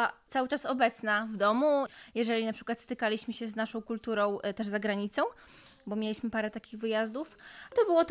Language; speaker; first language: Polish; non-native, local second language; Russian